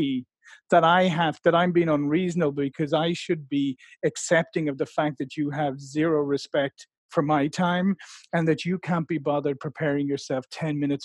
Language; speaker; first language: English; native; English